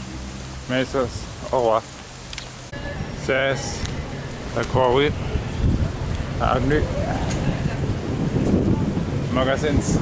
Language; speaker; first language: French; non-native, learner; German